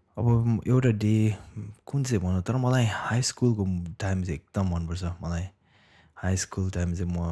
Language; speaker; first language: Nepali; non-native, local second language; Tibetan